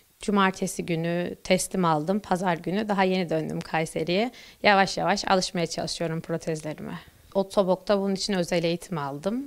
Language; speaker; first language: Turkish; native; Turkish